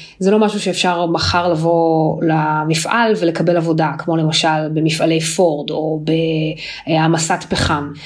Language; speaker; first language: Hebrew; native; Hebrew